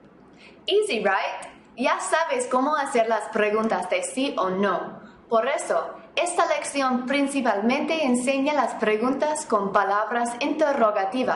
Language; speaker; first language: Spanish; non-native, fluent; English